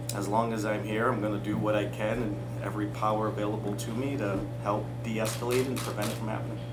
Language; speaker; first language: English; early bilingual, other home language; Spanish